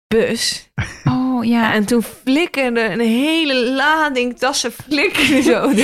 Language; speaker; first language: Dutch; non-native, fluent; Norwegian